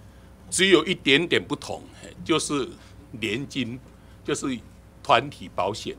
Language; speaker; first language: Chinese; native; Chinese